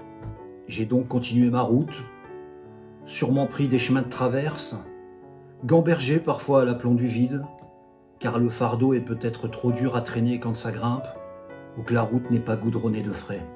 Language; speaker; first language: French; native; French